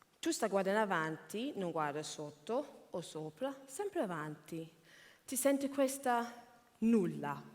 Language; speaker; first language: Italian; non-native, fluent; English